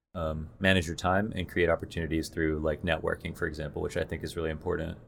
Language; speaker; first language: English; native; English